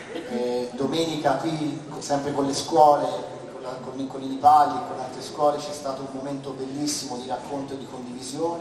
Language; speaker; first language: Italian; native; Italian